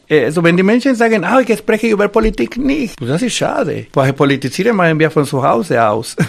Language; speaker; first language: German; non-native, fluent; Spanish